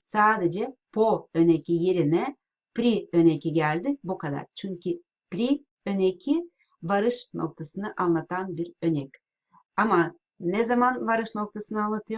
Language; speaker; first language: Turkish; non-native, fluent; Russian